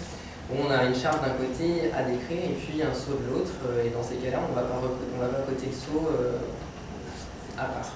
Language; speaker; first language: French; native; French